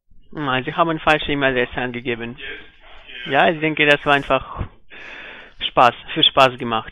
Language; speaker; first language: German; non-native, fluent; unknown